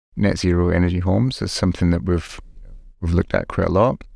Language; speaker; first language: English; native; English